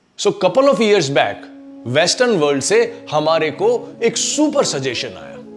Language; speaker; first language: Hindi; native; Hindi